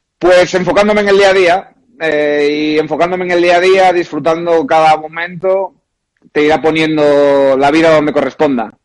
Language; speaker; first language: Spanish; native; Spanish